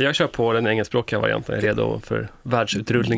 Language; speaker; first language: Swedish; native; Swedish